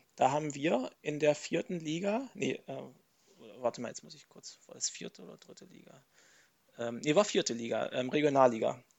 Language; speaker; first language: German; native; German